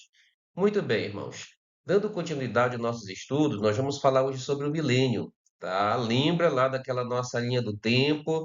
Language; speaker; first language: Portuguese; native; Portuguese